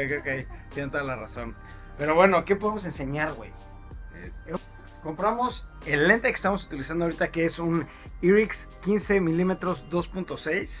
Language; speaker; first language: Spanish; native; Spanish